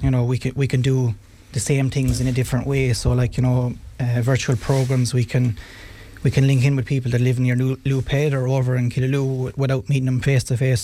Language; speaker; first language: English; native; English